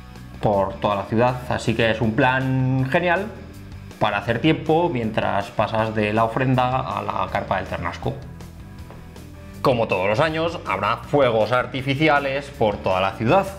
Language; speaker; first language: Spanish; native; Spanish